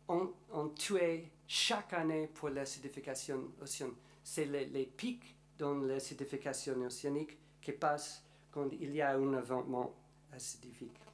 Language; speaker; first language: French; non-native, learner; English